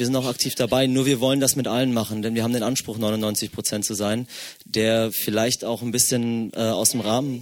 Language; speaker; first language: German; native; German